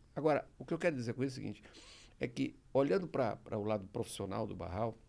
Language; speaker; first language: Portuguese; early bilingual, other home language; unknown